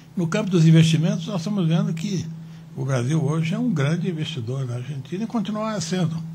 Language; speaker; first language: Portuguese; native; Portuguese